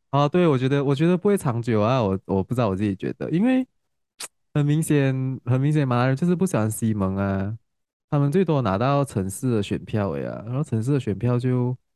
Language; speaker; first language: Chinese; native; Chinese